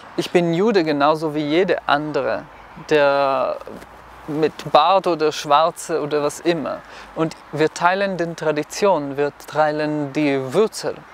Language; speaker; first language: German; non-native, fluent; Hebrew